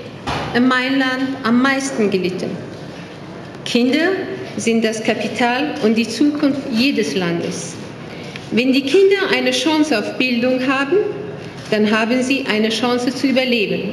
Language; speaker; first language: German; non-native, fluent; Persian